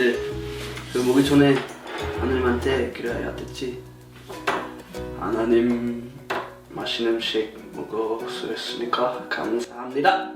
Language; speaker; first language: Korean; non-native, learner; English